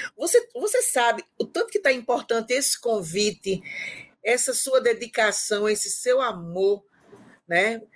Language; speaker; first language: Portuguese; native; Portuguese